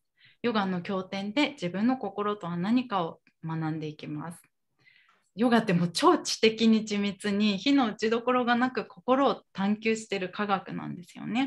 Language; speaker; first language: Japanese; native; Japanese